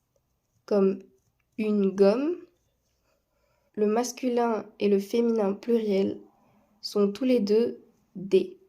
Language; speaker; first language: French; non-native, fluent; Spanish